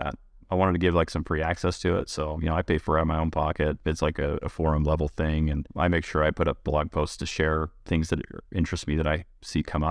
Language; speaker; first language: English; native; English